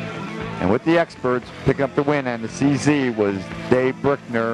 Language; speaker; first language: English; native; English